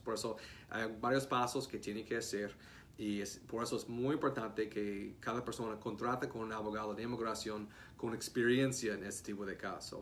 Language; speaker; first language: Spanish; non-native, fluent; English